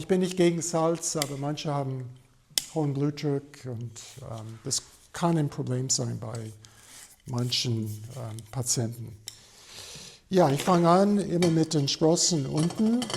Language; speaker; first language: German; non-native, fluent; English